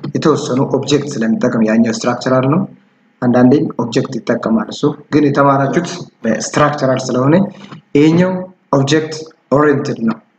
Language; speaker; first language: Amharic; non-native, local second language; Oromo